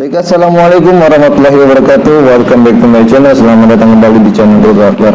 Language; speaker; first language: Indonesian; native; Indonesian